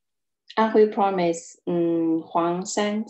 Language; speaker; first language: English; non-native, learner; Chinese